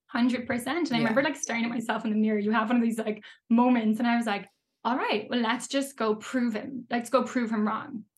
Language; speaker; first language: English; native; English